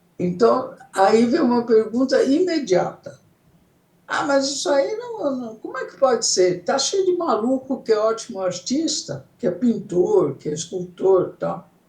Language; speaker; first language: Portuguese; early bilingual, other home language; Italian